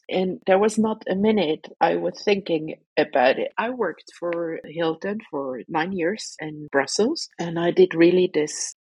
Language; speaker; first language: English; non-native, fluent; Luxembourgish